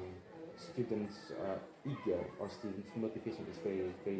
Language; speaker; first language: English; non-native, learner; Indonesian